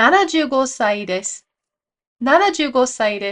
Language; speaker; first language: Japanese; non-native, fluent; English